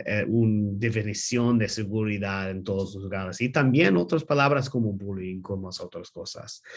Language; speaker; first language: Spanish; non-native, learner; English